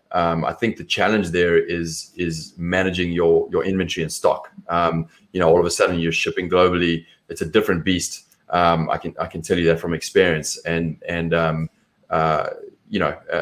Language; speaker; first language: English; native; English